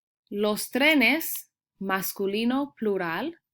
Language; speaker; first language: Spanish; early bilingual, heritage; Spanish